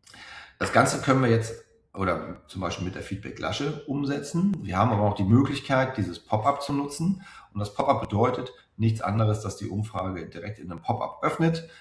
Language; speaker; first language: German; native; German